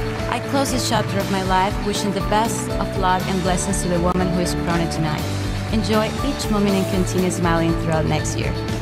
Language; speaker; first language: English; non-native, fluent; Spanish